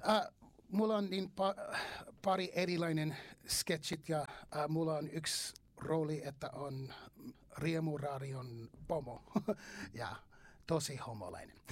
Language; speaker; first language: Finnish; non-native, learner; English